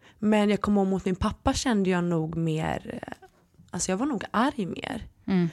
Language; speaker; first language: Swedish; early bilingual, other home language; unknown